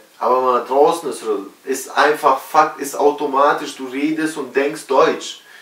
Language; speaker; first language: German; early bilingual, other home language; Russian